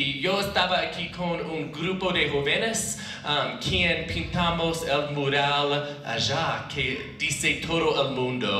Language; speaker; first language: Spanish; non-native, learner; English